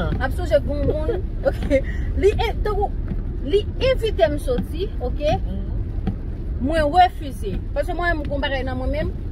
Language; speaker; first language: French; non-native, local second language; Haitian Creole